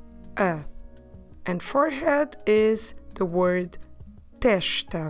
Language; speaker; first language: English; non-native, fluent; Portuguese